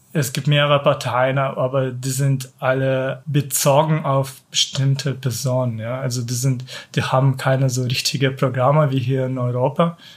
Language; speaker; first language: German; non-native, fluent; Kyrgyz